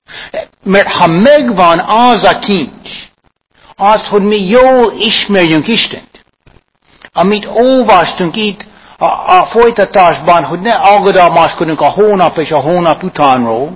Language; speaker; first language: Hungarian; non-native, fluent; English